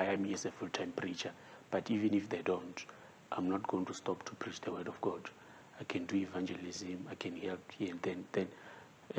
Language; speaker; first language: English; non-native, local second language; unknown